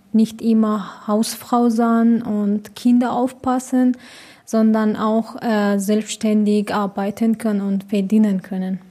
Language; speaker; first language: German; non-native, learner; Persian